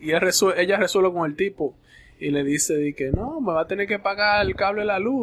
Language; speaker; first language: Spanish; early bilingual, other home language; English